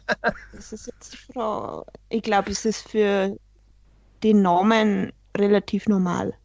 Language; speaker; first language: German; native; German